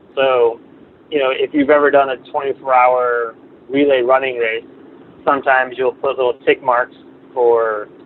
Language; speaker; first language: English; native; English